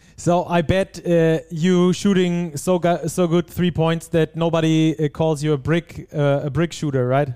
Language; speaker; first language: English; non-native, fluent; German